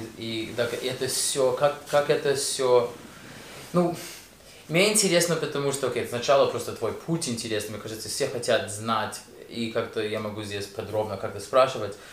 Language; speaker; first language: Russian; early bilingual, heritage; Russian